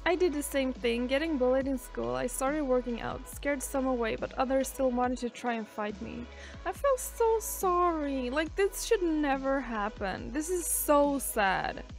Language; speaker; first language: English; non-native, fluent; Swedish